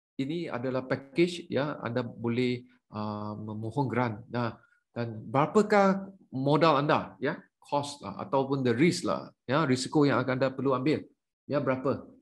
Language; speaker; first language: Malay; native; Malay